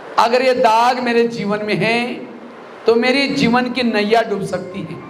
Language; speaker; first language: Hindi; non-native, local second language; Marathi